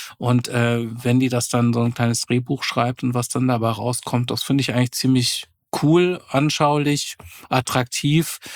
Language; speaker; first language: German; native; German